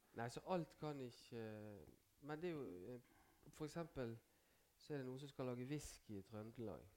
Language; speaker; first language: Norwegian; native; Norwegian